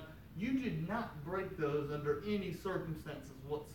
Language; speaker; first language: English; native; English